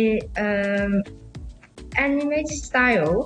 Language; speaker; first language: English; non-native, local second language; Cantonese